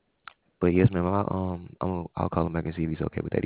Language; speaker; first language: English; native; English